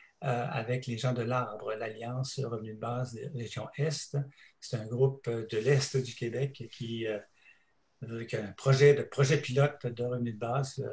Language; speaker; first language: French; native; French